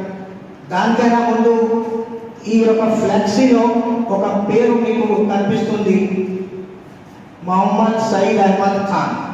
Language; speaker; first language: Telugu; non-native, local second language; Urdu